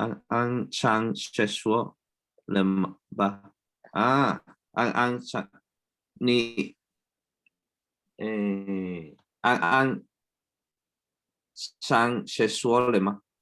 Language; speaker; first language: Chinese; non-native, learner; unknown